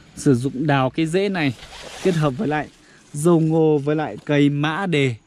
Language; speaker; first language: Vietnamese; non-native, local second language; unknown